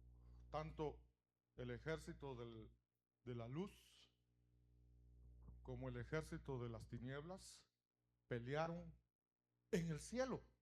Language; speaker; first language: Spanish; native; Spanish